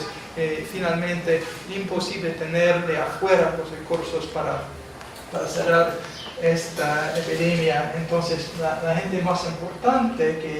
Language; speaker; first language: Spanish; non-native, fluent; English